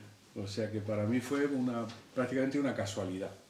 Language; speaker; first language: Spanish; native; Spanish